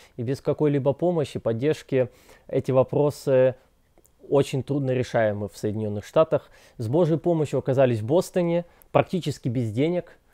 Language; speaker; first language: Russian; native; Russian